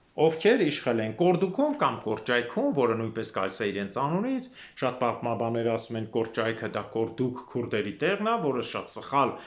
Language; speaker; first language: Armenian; native; Armenian